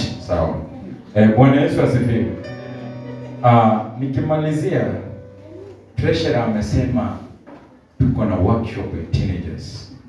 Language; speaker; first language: Swahili; native; Swahili